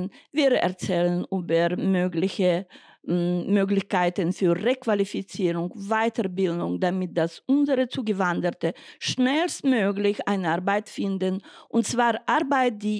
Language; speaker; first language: German; non-native, fluent; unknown